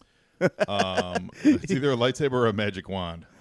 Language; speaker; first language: English; native; English